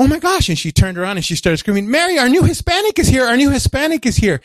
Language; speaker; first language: English; early bilingual, other home language; Spanish